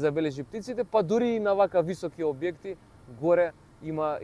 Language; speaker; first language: Macedonian; native; Macedonian